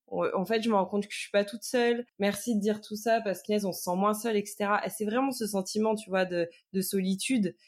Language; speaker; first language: French; native; French